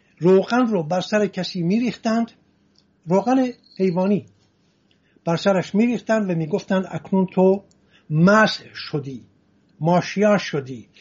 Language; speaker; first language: Persian; non-native, local second language; Assyrian Neo-Aramaic